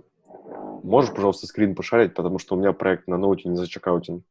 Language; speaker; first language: Russian; native; Russian